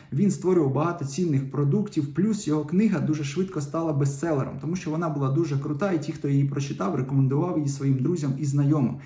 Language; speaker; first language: Ukrainian; native; Ukrainian